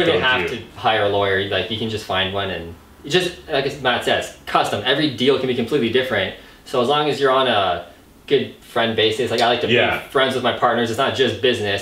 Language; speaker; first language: English; native; English